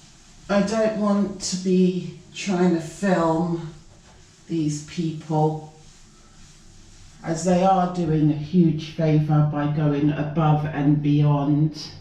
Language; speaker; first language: English; native; English